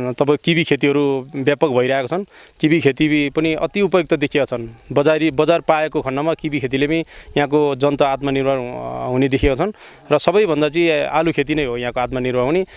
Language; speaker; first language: Nepali; non-native, local second language; Sherpa